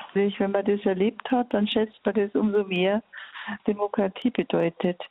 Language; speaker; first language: German; native; German